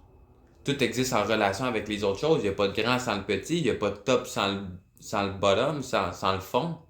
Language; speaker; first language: French; native; French